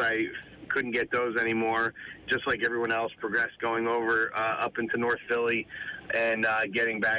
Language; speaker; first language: English; native; English